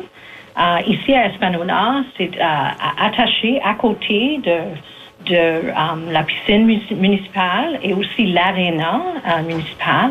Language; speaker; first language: French; native; French